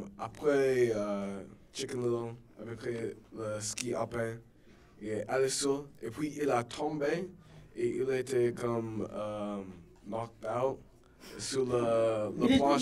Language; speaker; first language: French; non-native, learner; English